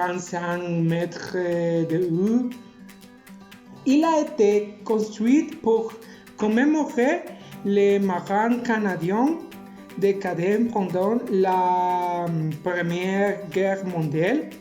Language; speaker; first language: French; non-native, learner; Spanish